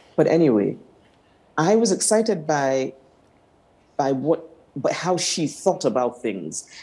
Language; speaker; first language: English; non-native, local second language; Igbo